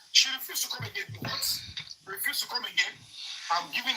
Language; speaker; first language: English; non-native, local second language; Yoruba